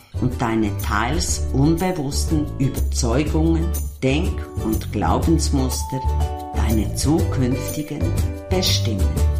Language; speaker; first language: German; native; German